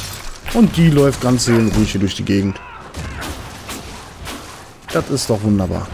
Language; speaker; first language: German; native; German